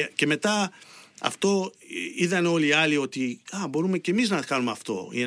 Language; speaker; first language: Greek; early bilingual, heritage; Greek